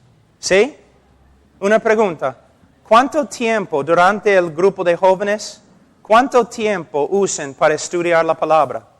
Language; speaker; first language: Spanish; non-native, fluent; English